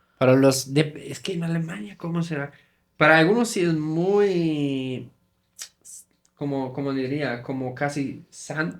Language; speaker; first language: Spanish; non-native, fluent; German